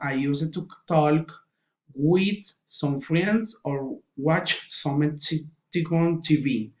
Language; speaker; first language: English; non-native, learner; Spanish